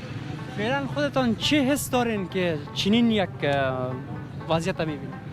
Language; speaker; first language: Persian; native; Persian